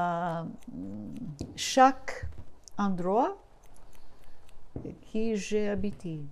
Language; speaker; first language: French; non-native, learner; Russian